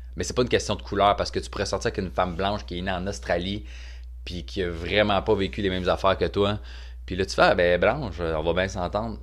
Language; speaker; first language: French; native; French